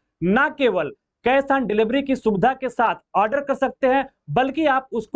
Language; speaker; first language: Hindi; native; Hindi